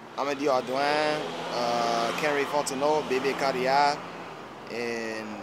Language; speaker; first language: French; non-native, learner; English